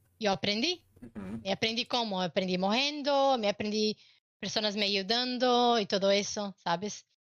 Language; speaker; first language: Spanish; non-native, learner; Portuguese